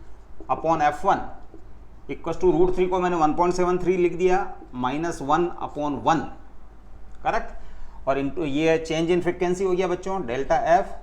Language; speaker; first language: Hindi; native; Hindi